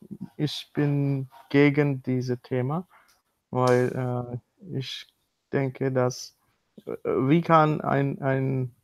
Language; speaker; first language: German; non-native, learner; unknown